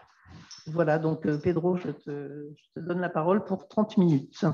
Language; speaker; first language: French; native; French